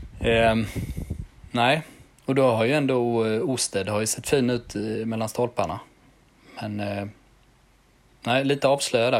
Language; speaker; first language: Swedish; native; Swedish